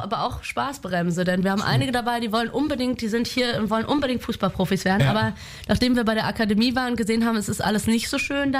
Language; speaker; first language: German; native; German